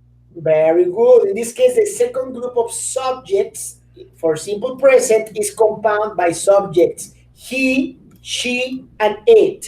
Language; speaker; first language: English; non-native, fluent; Spanish